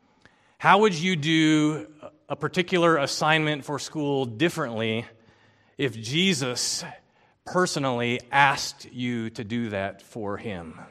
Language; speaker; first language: English; native; English